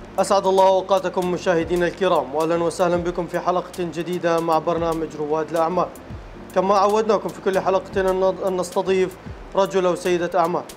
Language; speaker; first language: Arabic; native; Arabic